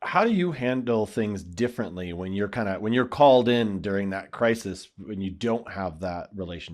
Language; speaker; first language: English; native; English